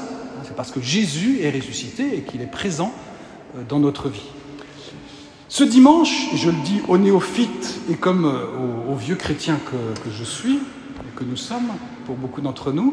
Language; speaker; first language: French; native; French